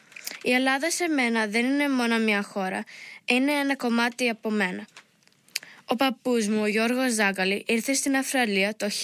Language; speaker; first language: Greek; early bilingual, heritage; Greek